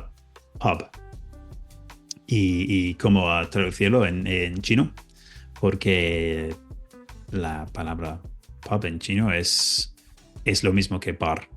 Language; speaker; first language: Spanish; non-native, learner; English